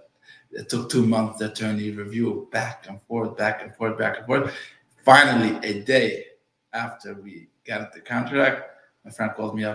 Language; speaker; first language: English; early bilingual, other home language; Yiddish